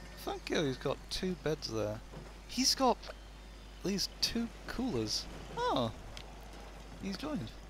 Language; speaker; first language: English; native; English